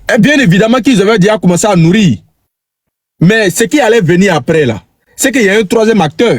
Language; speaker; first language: French; native; French